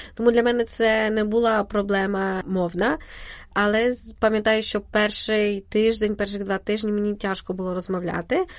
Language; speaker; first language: Ukrainian; native; Ukrainian